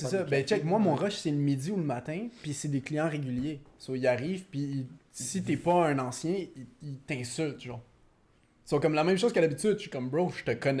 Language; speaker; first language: French; native; French